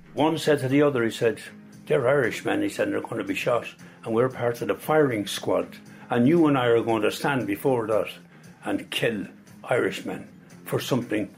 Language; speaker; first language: English; native; English